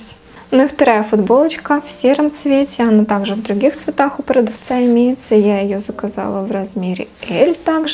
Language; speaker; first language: Russian; native; Russian